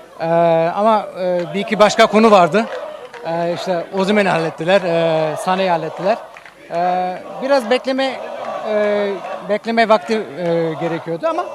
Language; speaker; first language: Turkish; early bilingual, heritage; Turkish